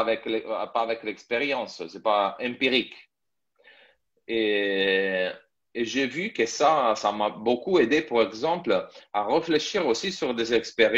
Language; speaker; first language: French; non-native, fluent; Italian